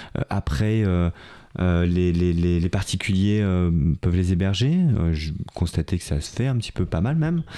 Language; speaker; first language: French; native; French